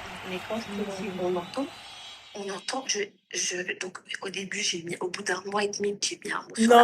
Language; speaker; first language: French; native; French